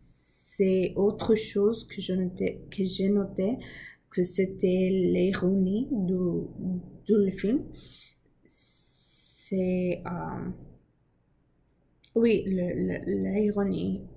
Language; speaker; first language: French; non-native, learner; English